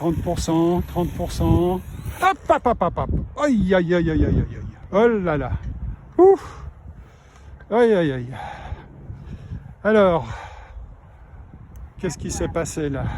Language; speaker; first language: French; native; French